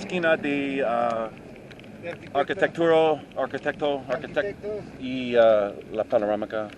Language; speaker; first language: Spanish; non-native, learner; English